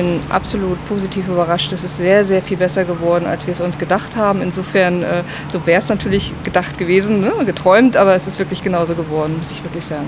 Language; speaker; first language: German; native; German